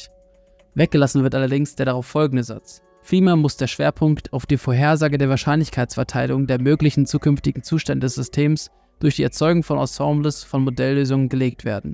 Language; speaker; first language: German; native; German